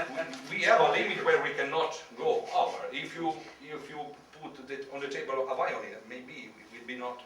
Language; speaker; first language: English; non-native, learner; Italian